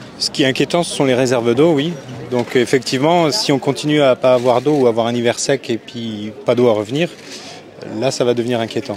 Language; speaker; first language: French; native; French